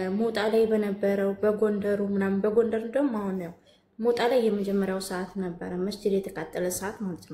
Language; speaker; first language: Amharic; native; Amharic